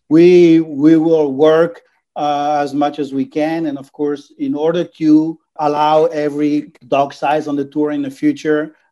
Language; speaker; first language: English; non-native, fluent; Italian